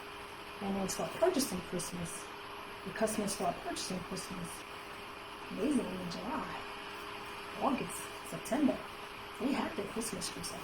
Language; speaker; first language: English; native; English